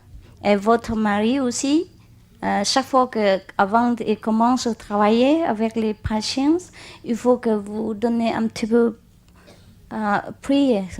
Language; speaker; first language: French; non-native, learner; Chinese